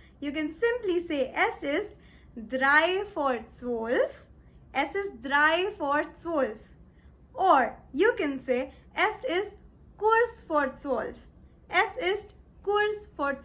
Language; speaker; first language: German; non-native, fluent; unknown